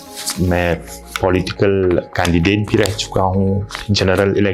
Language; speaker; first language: Hindi; non-native, fluent; Morisyen